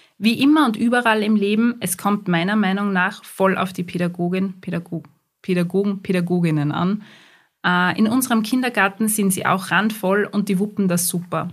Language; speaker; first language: German; native; German